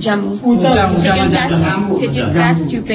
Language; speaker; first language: French; non-native, learner; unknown